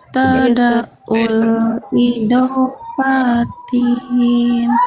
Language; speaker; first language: Arabic; non-native, learner; Indonesian